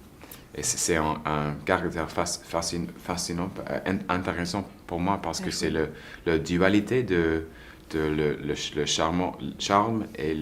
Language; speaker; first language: French; non-native, learner; English